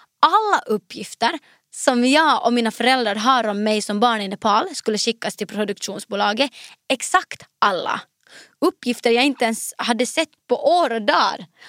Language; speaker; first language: Swedish; native; Swedish